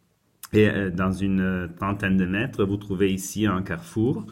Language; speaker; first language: French; non-native, fluent; Italian